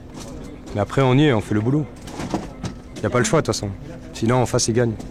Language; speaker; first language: French; native; French